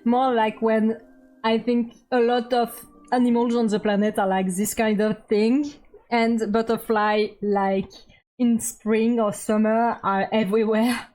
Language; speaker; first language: English; non-native, fluent; French